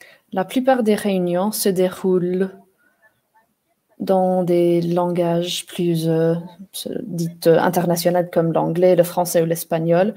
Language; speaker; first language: French; non-native, fluent; English